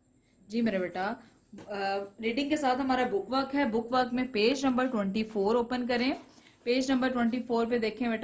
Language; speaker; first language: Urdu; non-native, local second language; Punjabi